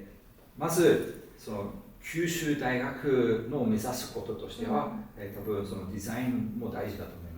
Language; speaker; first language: Japanese; non-native, fluent; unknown